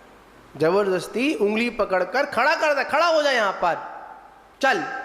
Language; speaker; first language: Hindi; native; Hindi